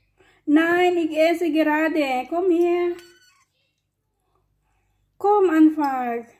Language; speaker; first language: German; non-native, learner; Filipino